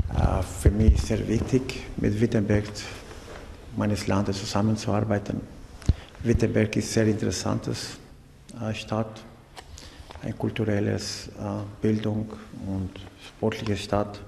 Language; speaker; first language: German; non-native, learner; Macedonian